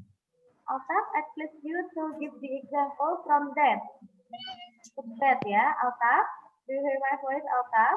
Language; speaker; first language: English; non-native, fluent; Indonesian